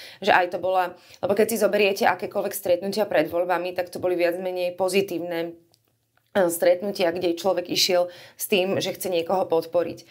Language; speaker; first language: Slovak; native; Slovak